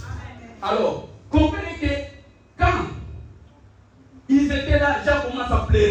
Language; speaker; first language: French; non-native, local second language; Lingala